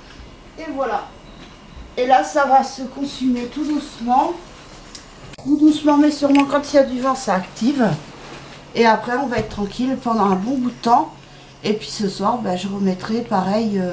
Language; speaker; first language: French; native; French